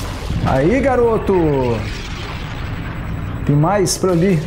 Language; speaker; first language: Portuguese; native; Portuguese